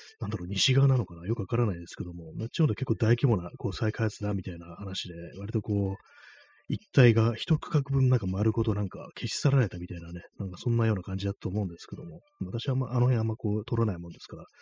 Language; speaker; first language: Japanese; native; Japanese